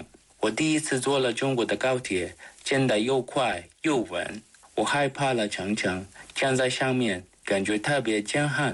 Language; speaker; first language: Chinese; non-native, learner; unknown